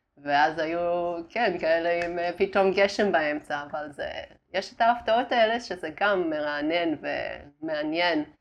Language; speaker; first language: Hebrew; non-native, fluent; Italian